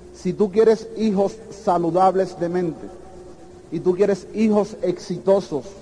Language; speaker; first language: Spanish; early bilingual, heritage; Spanish